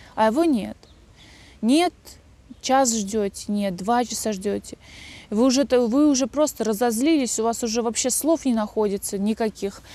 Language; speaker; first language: Russian; native; Russian